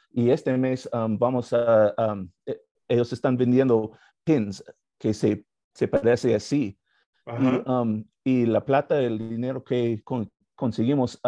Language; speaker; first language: Spanish; non-native, learner; English